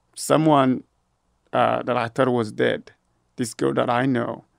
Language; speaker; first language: English; non-native, fluent; Rundi